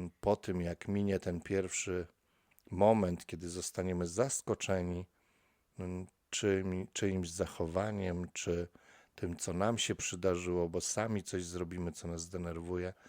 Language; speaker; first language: Polish; native; Polish